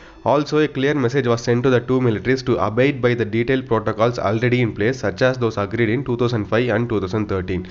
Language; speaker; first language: English; non-native, local second language; Tamil